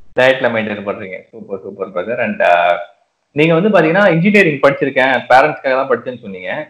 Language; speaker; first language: Tamil; native; Tamil